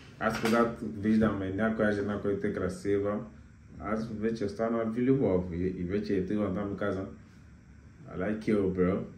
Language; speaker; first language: Bulgarian; non-native, learner; Portuguese